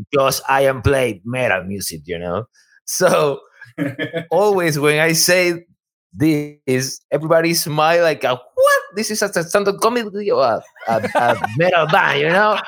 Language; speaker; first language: English; non-native, learner; Spanish